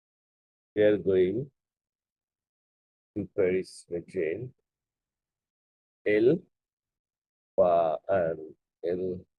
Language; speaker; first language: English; non-native, local second language; Bangla